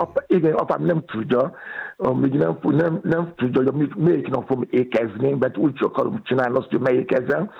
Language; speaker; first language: Hungarian; non-native, fluent; Yoruba